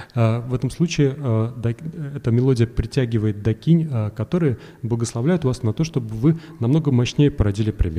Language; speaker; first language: Russian; native; Russian